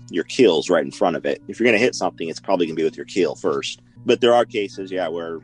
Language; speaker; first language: English; native; English